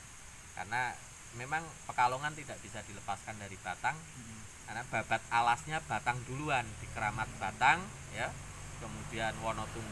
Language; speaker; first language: Indonesian; native; Indonesian